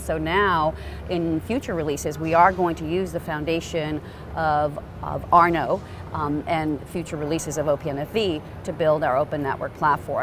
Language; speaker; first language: English; native; English